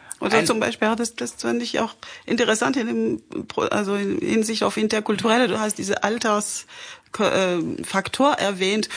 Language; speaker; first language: German; non-native, fluent; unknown